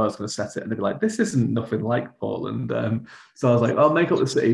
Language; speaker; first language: English; native; English